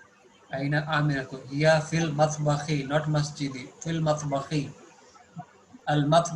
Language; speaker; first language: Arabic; non-native, fluent; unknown